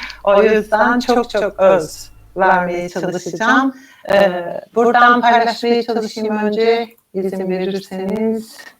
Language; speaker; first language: Turkish; native; Turkish